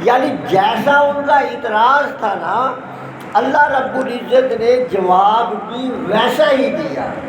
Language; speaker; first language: Urdu; non-native, local second language; Punjabi